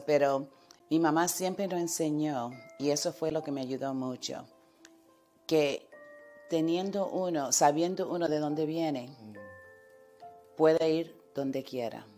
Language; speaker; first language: Spanish; early bilingual, heritage; Spanish